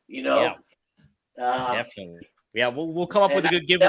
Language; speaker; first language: English; native; English